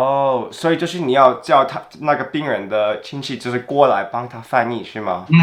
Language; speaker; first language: Chinese; non-native, fluent; English